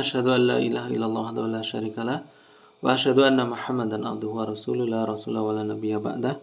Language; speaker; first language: Arabic; non-native, fluent; Indonesian